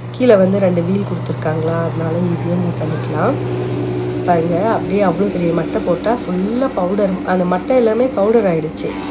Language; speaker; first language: Tamil; non-native, local second language; Telugu